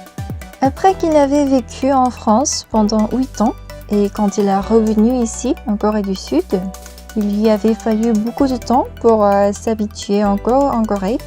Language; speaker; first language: French; non-native, learner; Korean